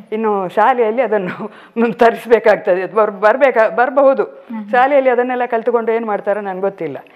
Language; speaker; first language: Kannada; non-native, local second language; Malayalam